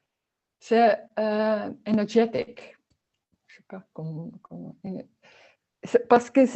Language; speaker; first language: French; non-native, learner; Dutch